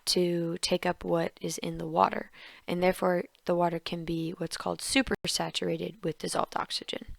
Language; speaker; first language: English; native; English